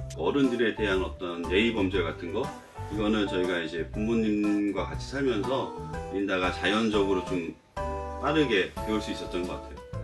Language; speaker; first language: Korean; native; Korean